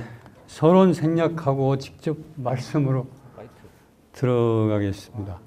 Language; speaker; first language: Korean; native; Korean